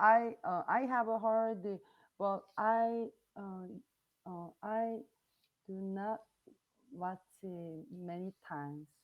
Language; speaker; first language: English; non-native, learner; Korean